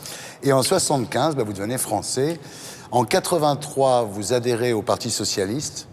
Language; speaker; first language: French; native; French